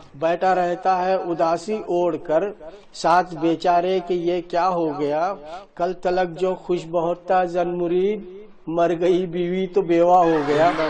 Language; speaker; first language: Urdu; native; Urdu